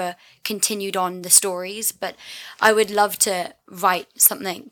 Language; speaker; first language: English; native; English